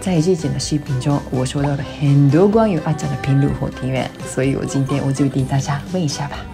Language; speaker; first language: Chinese; non-native, fluent; Japanese